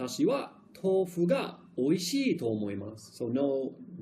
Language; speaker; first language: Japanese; non-native, fluent; English